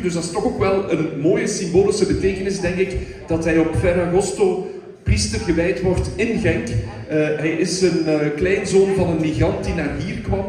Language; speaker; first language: Dutch; native; Dutch